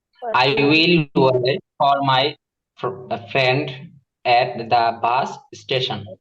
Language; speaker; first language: English; non-native, learner; Bangla